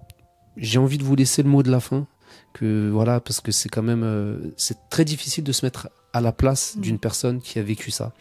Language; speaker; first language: French; native; French